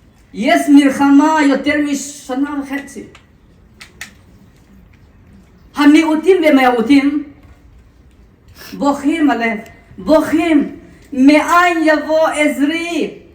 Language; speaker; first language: Hebrew; non-native, fluent; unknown